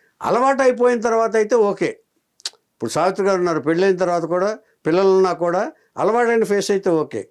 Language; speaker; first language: Telugu; native; Telugu